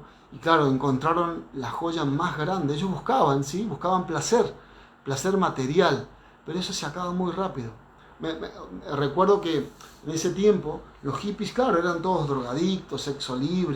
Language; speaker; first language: Spanish; native; Spanish